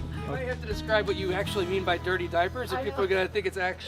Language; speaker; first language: English; native; English